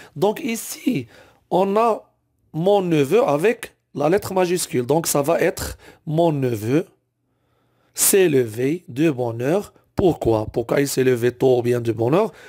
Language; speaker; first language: French; non-native, local second language; Arabic